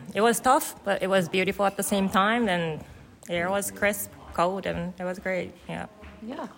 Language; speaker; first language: English; non-native, fluent; Japanese